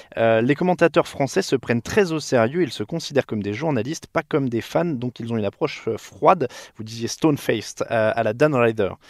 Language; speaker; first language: French; native; French